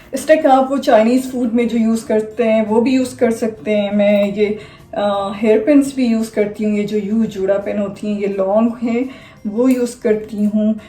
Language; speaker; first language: Urdu; native; Urdu